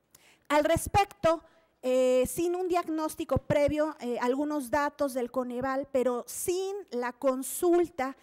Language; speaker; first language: Spanish; native; Spanish